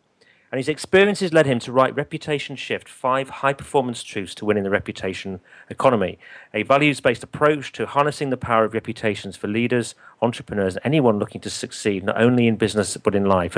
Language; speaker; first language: English; native; English